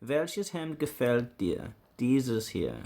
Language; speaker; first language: German; non-native, learner; English